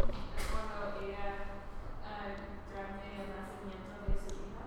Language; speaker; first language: Spanish; non-native, learner; English